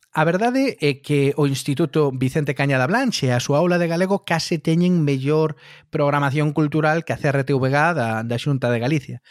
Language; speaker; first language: Galician; native; Galician